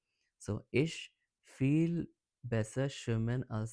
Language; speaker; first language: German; non-native, learner; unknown